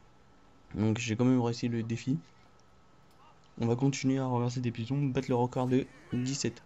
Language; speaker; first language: French; native; French